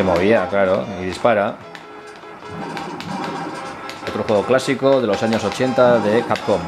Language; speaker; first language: Spanish; native; Spanish